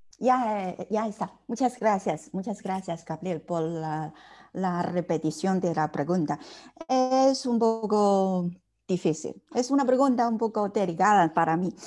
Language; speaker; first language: Spanish; non-native, fluent; Chinese